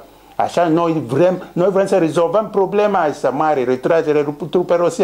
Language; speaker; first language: Romanian; non-native, learner; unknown